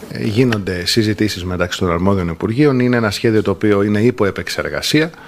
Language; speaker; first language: Greek; native; Greek